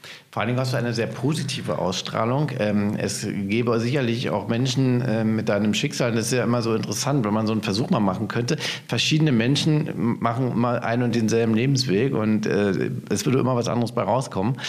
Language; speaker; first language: German; native; German